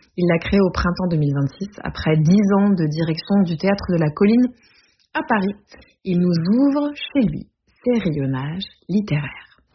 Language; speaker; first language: French; native; French